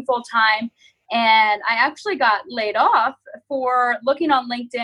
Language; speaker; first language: English; native; English